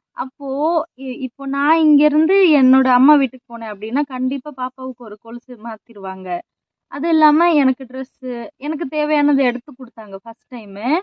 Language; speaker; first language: Tamil; native; Tamil